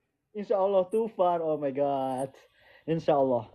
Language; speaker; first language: English; non-native, learner; Indonesian